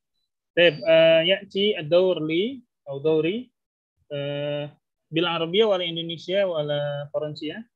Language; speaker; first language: Arabic; non-native, fluent; Indonesian